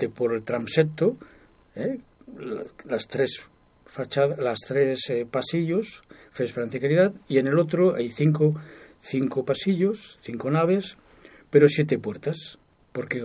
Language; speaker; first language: Spanish; native; Spanish